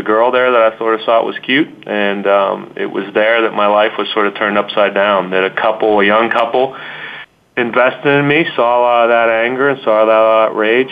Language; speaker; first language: English; native; English